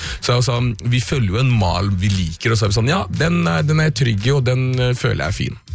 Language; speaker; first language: Norwegian; early bilingual, other home language; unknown